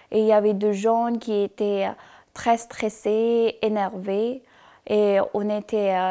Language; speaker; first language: French; non-native, fluent; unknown